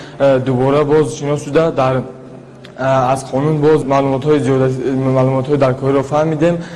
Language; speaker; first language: Tajik; non-native, local second language; Shughni